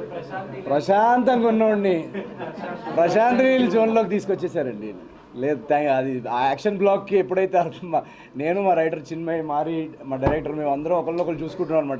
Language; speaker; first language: Telugu; native; Telugu